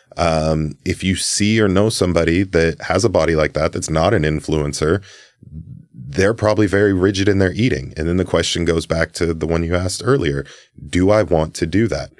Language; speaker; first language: English; native; English